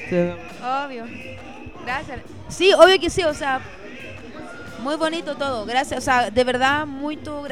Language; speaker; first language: Spanish; early bilingual, heritage; Spanish